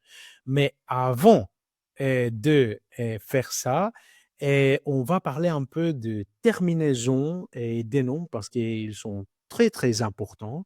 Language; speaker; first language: French; non-native, learner; Greek